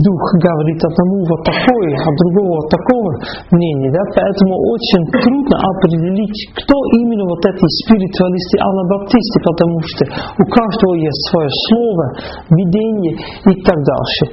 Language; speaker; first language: Russian; non-native, fluent; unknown